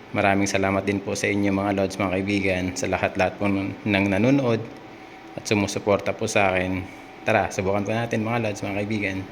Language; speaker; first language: Filipino; native; Filipino